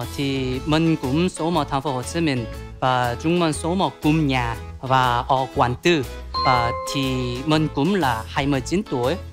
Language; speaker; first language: Vietnamese; non-native, learner; Korean